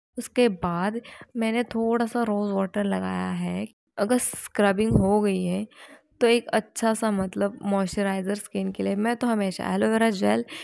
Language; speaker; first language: Hindi; non-native, local second language; Marathi